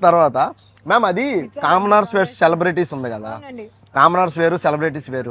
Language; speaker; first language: Telugu; native; Telugu